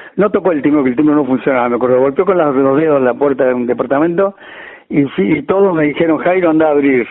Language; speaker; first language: Spanish; native; Spanish